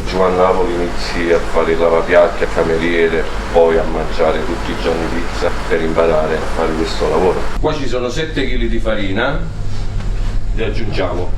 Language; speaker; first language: Italian; native; Italian